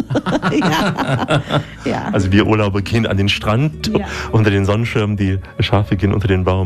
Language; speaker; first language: German; native; German